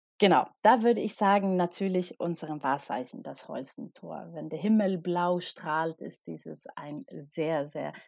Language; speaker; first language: German; non-native, fluent; Swedish